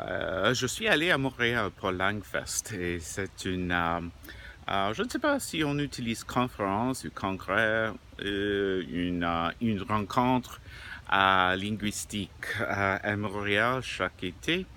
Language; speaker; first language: French; non-native, learner; English